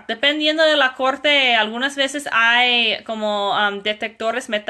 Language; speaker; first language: Spanish; non-native, fluent; English